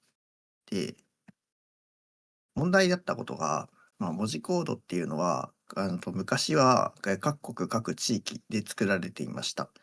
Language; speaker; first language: Japanese; native; Japanese